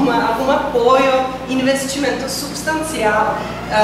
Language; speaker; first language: Portuguese; non-native, fluent; Czech